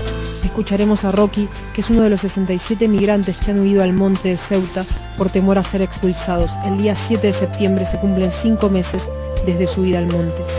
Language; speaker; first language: Spanish; native; Spanish